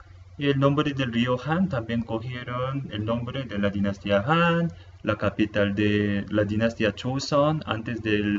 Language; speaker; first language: Spanish; non-native, fluent; Korean